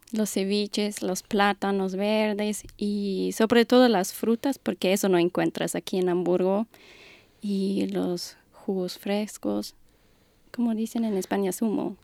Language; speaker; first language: Spanish; non-native, fluent; German